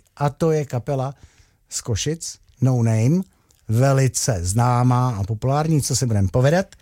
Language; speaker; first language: Czech; native; Czech